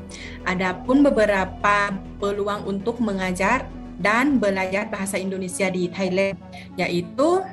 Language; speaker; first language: Indonesian; non-native, fluent; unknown